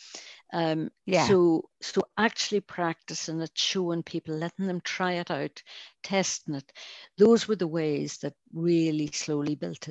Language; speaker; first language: English; native; English